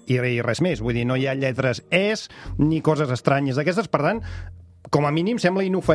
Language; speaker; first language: Catalan; native; Catalan